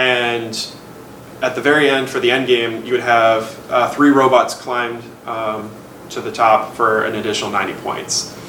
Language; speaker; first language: English; native; English